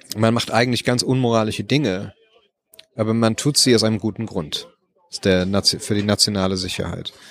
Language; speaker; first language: German; native; German